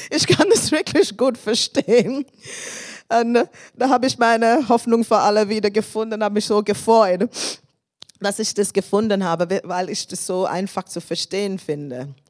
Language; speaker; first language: German; non-native, fluent; English